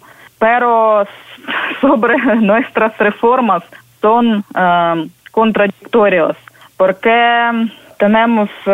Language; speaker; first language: Spanish; non-native, learner; Ukrainian